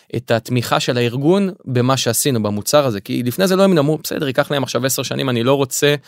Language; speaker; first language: Hebrew; native; Hebrew